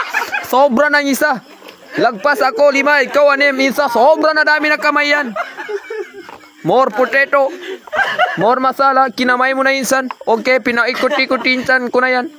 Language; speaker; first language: Filipino; non-native, local second language; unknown